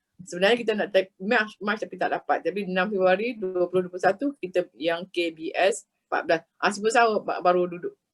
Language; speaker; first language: Malay; native; Malay